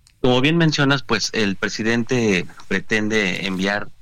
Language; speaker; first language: Spanish; native; Spanish